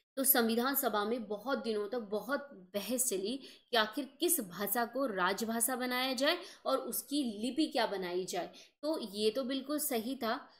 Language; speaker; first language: Hindi; native; Hindi